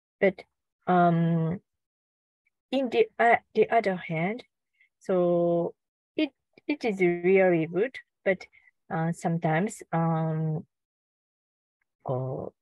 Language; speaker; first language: English; non-native, learner; Japanese